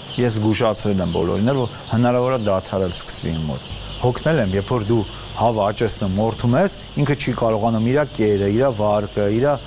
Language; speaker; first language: Armenian; native; Armenian